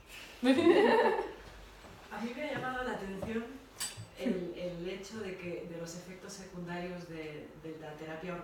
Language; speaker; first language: Spanish; non-native, fluent; English